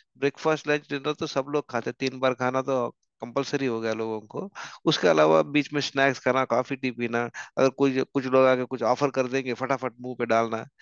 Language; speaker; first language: Hindi; non-native, local second language; Telugu